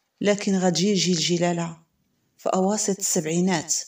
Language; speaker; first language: Arabic; native; Arabic